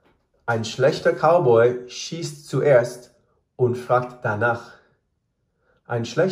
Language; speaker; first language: German; non-native, fluent; English